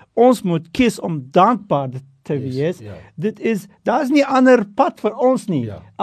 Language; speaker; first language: Afrikaans; non-native, fluent; Turkish